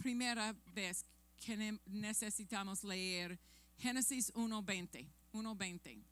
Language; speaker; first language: Spanish; non-native, fluent; English